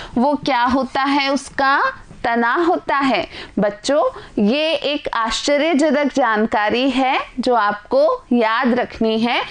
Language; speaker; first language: Hindi; native; Hindi